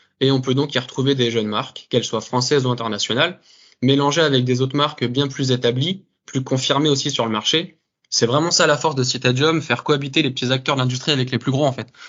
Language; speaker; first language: French; native; French